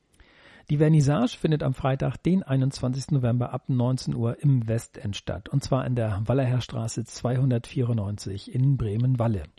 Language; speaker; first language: German; native; German